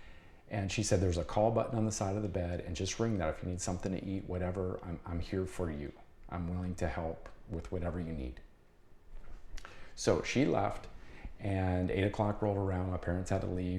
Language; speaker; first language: English; native; English